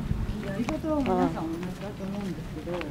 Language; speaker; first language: Japanese; native; Japanese